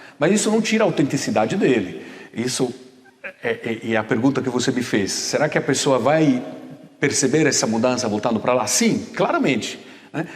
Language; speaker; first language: Portuguese; non-native, fluent; Italian